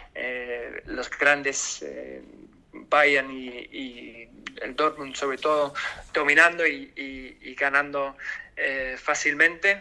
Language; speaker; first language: Spanish; non-native, fluent; English